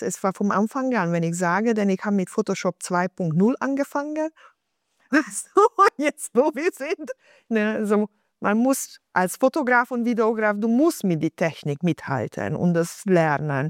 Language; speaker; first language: German; non-native, fluent; Hungarian